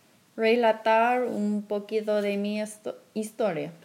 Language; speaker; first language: Spanish; non-native, fluent; English